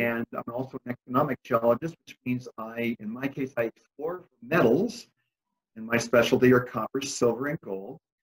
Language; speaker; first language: English; early bilingual, other home language; Spanish